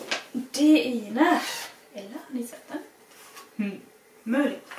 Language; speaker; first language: Swedish; non-native, fluent; German